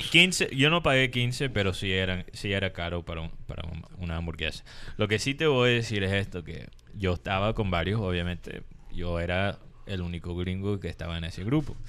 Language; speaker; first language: Spanish; non-native, fluent; English